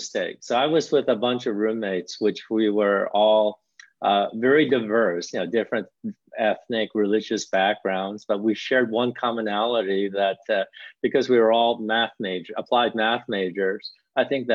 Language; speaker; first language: English; early bilingual, other home language; Korean